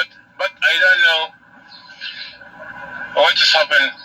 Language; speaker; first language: English; non-native, learner; Arabic